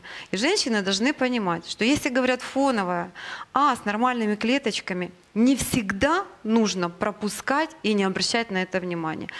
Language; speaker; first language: Russian; native; Russian